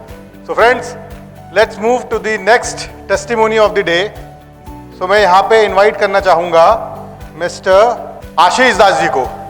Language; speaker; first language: Hindi; native; Hindi